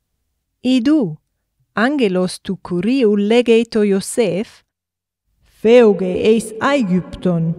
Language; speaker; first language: Greek; non-native, fluent; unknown